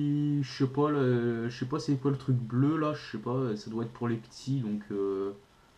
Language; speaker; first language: French; native; French